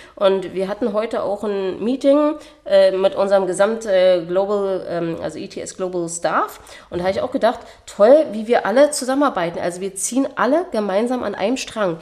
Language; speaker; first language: German; native; German